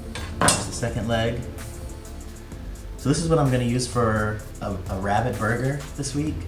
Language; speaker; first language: English; native; English